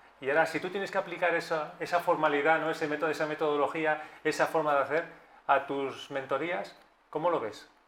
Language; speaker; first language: Spanish; native; Spanish